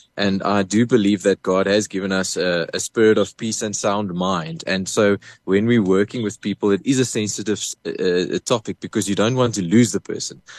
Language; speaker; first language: English; native; English